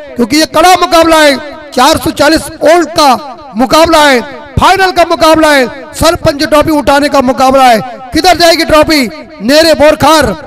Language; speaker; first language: Hindi; non-native, local second language; Marathi